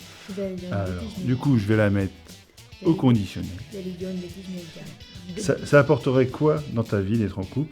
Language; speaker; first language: French; native; French